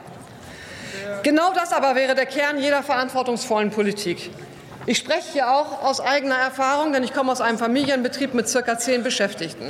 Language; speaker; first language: German; native; German